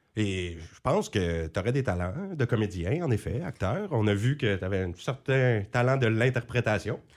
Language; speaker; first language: French; native; French